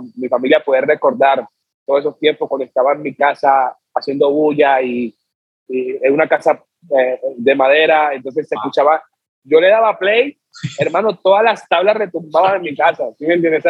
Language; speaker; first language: Spanish; native; Spanish